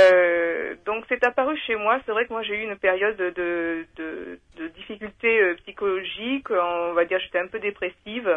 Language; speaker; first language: French; native; French